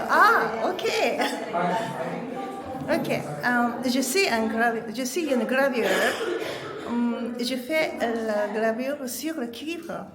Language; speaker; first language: French; non-native, learner; Japanese